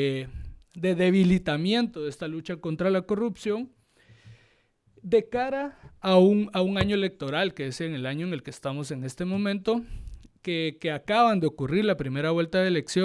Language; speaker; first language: Spanish; native; Spanish